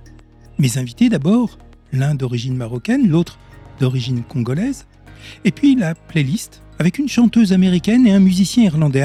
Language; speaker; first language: French; native; French